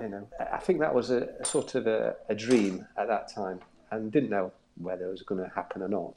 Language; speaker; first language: English; native; English